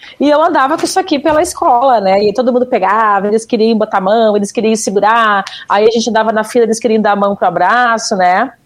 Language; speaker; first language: Portuguese; native; Portuguese